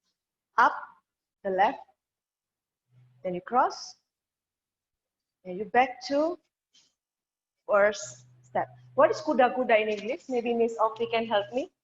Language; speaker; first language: English; non-native, learner; Indonesian